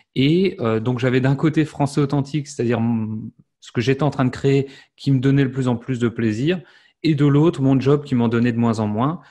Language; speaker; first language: French; native; French